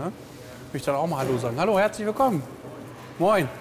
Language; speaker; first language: German; native; German